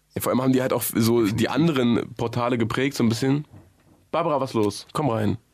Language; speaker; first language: German; native; German